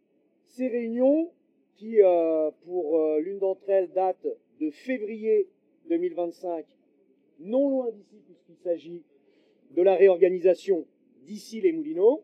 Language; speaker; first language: French; native; French